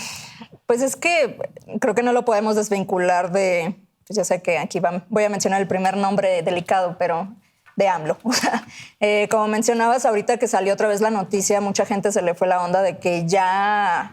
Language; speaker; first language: Spanish; native; Spanish